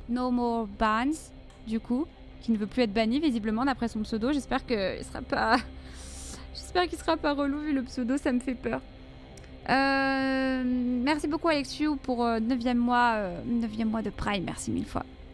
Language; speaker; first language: French; native; French